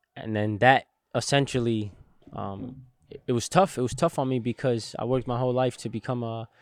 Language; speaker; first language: English; native; English